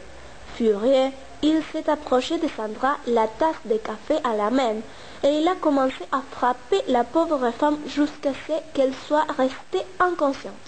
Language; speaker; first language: French; non-native, learner; Spanish